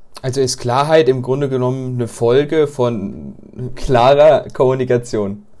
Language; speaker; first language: German; native; German